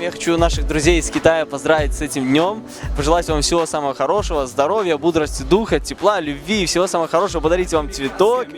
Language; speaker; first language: Russian; native; Russian